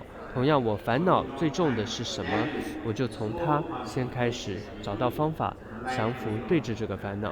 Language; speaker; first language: Chinese; native; Chinese